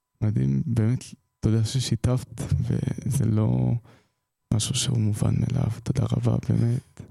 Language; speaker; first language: Hebrew; native; Hebrew